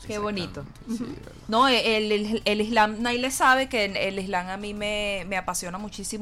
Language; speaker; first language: Spanish; native; Spanish